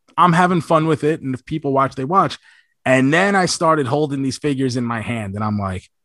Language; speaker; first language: English; native; English